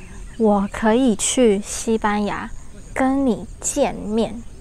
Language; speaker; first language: Chinese; non-native, learner; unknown